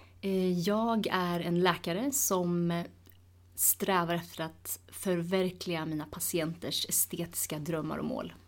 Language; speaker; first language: Swedish; early bilingual, other home language; Tigrinya